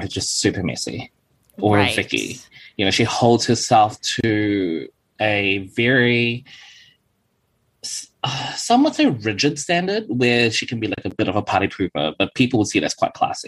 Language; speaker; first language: English; native; English